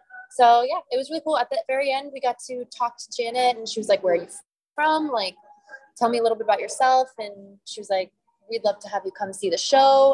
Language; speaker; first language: English; native; English